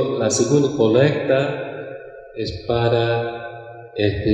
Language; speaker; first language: Spanish; non-native, fluent; English